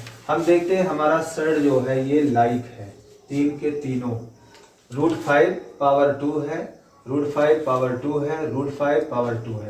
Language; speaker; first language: Hindi; native; Hindi